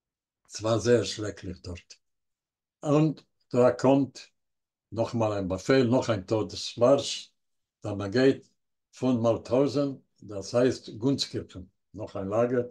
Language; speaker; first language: German; non-native, learner; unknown